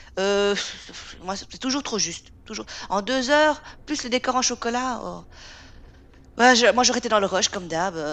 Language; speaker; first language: French; native; French